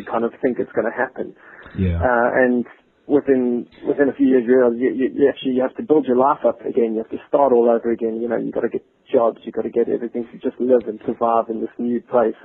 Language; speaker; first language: English; native; English